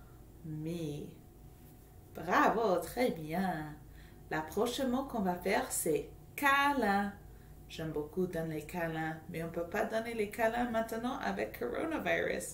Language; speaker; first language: French; non-native, fluent; English